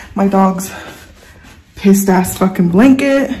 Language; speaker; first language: English; early bilingual, other home language; Spanish